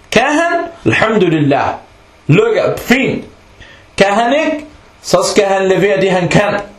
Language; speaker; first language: Danish; non-native, local second language; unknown